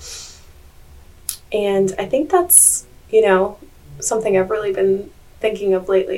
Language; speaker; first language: English; native; English